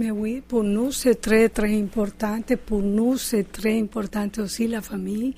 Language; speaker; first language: French; non-native, fluent; Spanish